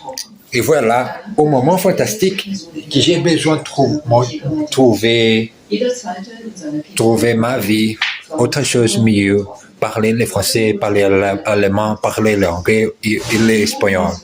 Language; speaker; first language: French; non-native, learner; Portuguese